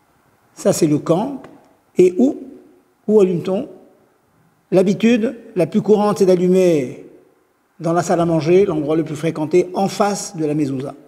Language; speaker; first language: French; native; French